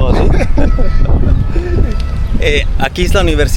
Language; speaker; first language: Spanish; early bilingual, heritage; Spanish